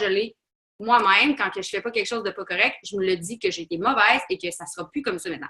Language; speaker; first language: French; native; French